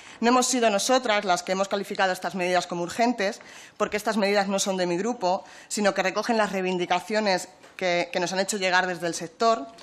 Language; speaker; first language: Spanish; native; Spanish